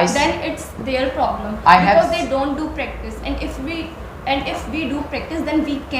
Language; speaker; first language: English; non-native, learner; Hindi